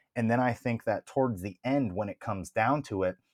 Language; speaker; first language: English; native; English